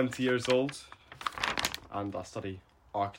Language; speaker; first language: English; native; English